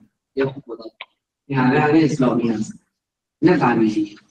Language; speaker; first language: Persian; non-native, fluent; Urdu